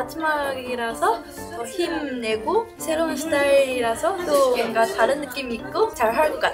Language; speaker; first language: Korean; non-native, fluent; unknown